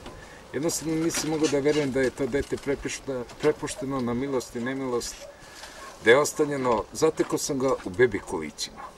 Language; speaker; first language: Serbian; native; Serbian